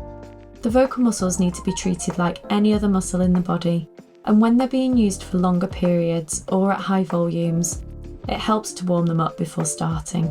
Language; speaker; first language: English; native; English